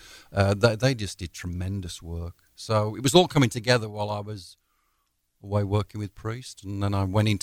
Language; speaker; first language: English; native; English